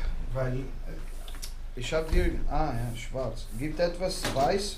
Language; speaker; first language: German; non-native, learner; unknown